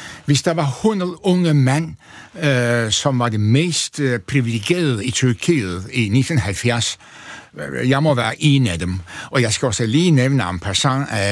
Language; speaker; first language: Danish; non-native, fluent; Turkish